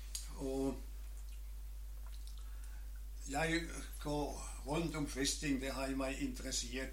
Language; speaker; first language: Danish; non-native, learner; German